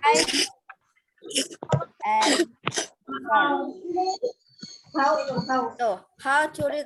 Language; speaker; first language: English; non-native, local second language; Indonesian